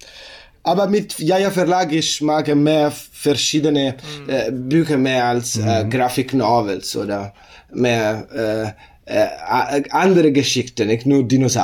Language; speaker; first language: German; non-native, learner; Italian